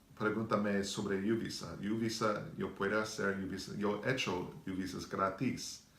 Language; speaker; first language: Spanish; non-native, learner; English